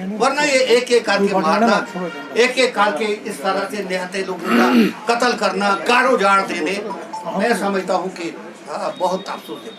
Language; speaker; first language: Hindi; non-native, local second language; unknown